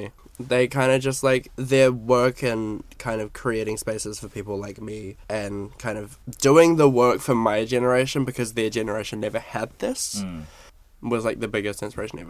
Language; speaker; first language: English; native; English